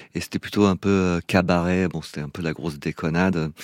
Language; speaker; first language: French; non-native, fluent; English